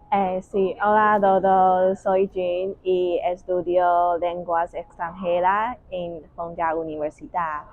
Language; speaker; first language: Spanish; non-native, learner; Chinese